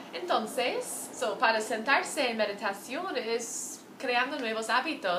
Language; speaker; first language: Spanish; non-native, fluent; English